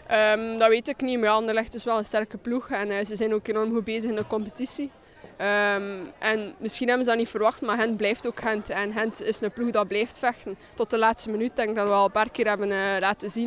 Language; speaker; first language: Dutch; native; Dutch